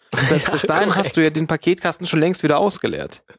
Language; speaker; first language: German; native; German